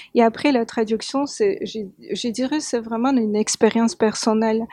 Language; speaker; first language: French; non-native, fluent; Georgian